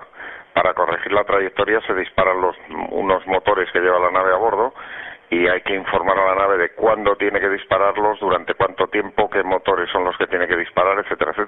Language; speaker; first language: Spanish; native; Spanish